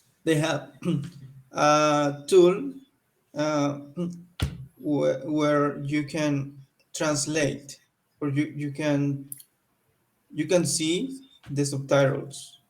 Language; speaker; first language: English; non-native, learner; Spanish